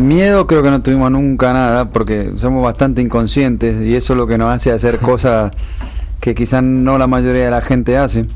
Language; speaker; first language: Spanish; native; Spanish